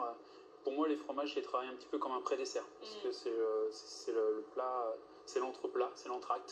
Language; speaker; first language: French; native; French